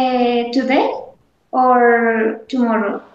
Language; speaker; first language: English; non-native, learner; Spanish